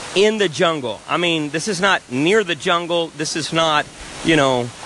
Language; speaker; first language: English; native; English